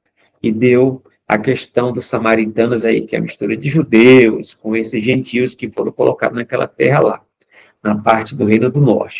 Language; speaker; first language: Portuguese; native; Portuguese